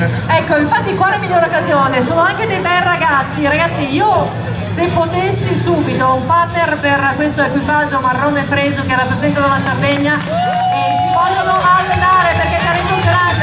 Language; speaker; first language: Italian; native; Italian